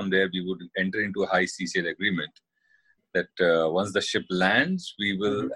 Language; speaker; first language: English; non-native, local second language; Hindi